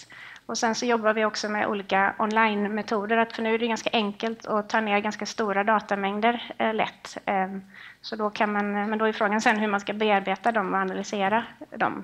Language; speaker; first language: Swedish; native; Swedish